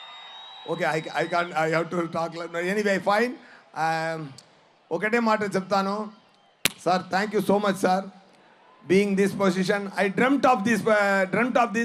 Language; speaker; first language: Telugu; non-native, learner; Tamil